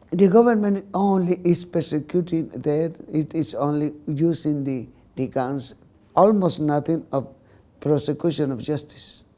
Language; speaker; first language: English; non-native, learner; Spanish